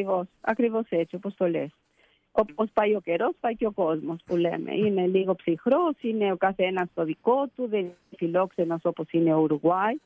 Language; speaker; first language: Greek; early bilingual, heritage; Spanish